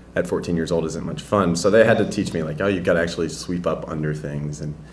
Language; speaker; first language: English; native; English